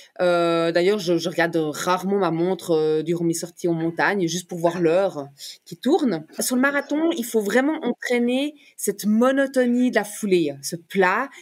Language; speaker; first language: French; native; French